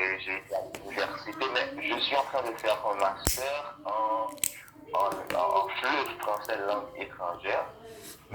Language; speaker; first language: French; non-native, local second language; Haitian Creole